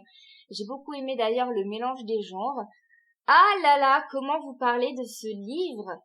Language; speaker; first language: French; native; French